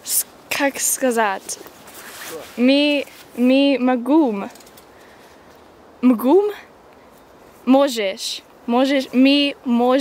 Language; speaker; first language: Russian; non-native, learner; English